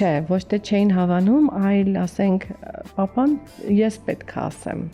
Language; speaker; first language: Armenian; early bilingual, heritage; Armenian